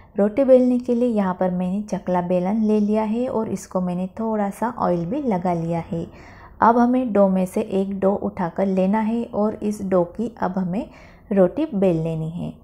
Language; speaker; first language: Hindi; non-native, local second language; Marathi